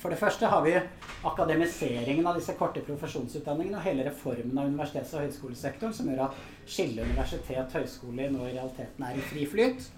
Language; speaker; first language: Norwegian; native; Norwegian